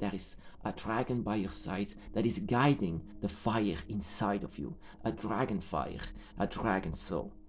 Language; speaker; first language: English; non-native, fluent; Dutch